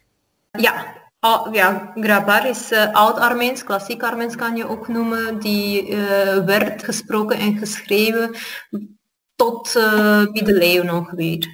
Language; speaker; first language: Dutch; non-native, fluent; Armenian